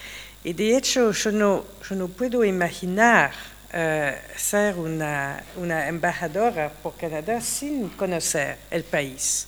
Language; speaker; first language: Spanish; non-native, fluent; English